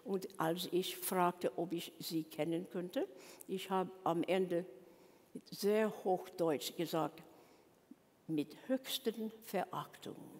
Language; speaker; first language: German; non-native, learner; English